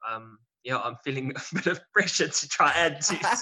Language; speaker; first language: English; native; English